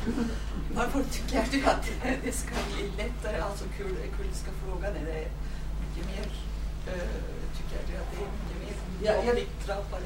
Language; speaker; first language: Swedish; non-native, fluent; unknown